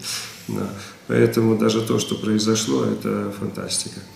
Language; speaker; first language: Russian; native; Russian